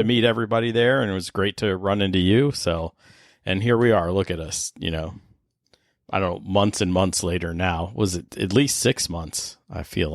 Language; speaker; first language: English; native; English